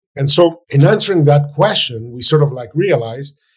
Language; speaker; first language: English; non-native, fluent; Spanish